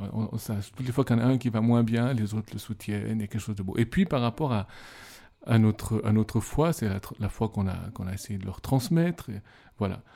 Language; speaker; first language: French; native; French